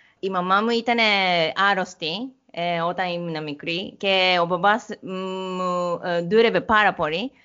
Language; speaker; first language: Greek; non-native, learner; Japanese